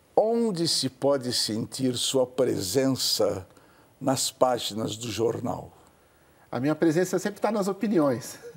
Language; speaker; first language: Portuguese; native; Portuguese